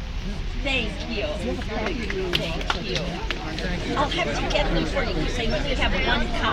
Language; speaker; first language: English; native; English